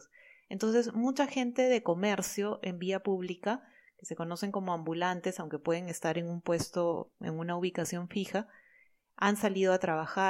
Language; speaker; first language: Spanish; native; Spanish